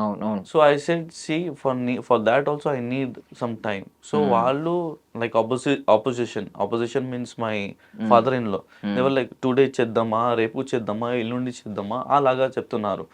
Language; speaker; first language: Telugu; non-native, local second language; Hindi